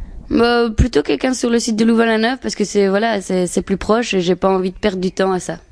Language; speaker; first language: French; native; French